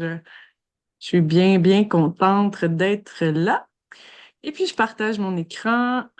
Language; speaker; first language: French; native; French